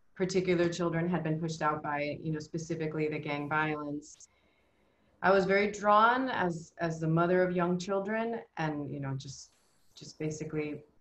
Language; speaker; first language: English; early bilingual, other home language; Spanish